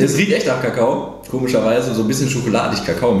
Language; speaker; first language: German; native; German